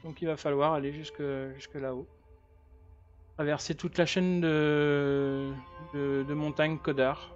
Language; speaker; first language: French; native; French